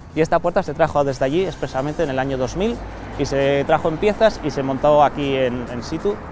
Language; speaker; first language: Spanish; native; Spanish